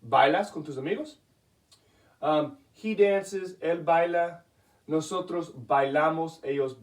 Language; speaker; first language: Spanish; non-native, fluent; English